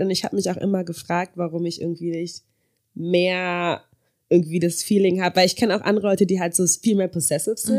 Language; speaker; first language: German; native; German